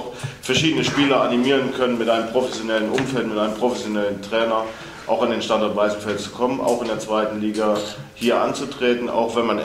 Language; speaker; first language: German; native; German